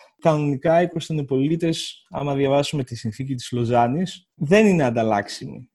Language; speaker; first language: Greek; native; Greek